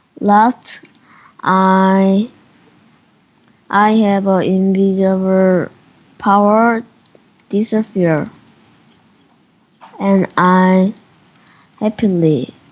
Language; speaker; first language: English; non-native, learner; Korean